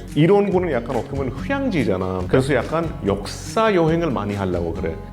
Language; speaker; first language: Korean; non-native, fluent; Hindi